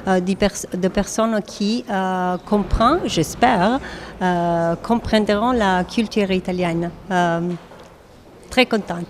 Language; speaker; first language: French; non-native, fluent; Italian